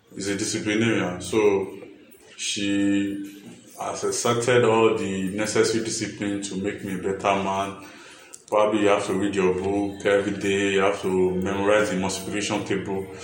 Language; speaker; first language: English; non-native, local second language; Yoruba